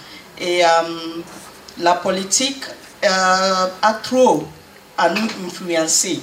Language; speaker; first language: French; non-native, learner; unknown